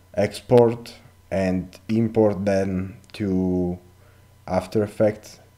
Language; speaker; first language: English; non-native, learner; Italian